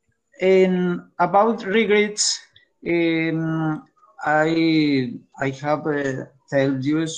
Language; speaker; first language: English; non-native, learner; Spanish